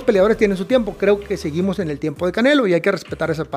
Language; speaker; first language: Spanish; native; Spanish